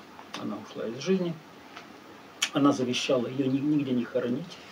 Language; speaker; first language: Russian; native; Russian